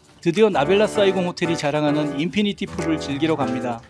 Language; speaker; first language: Korean; native; Korean